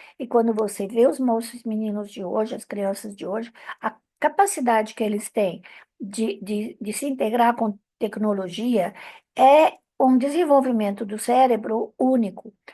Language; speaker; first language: Portuguese; non-native, fluent; Italian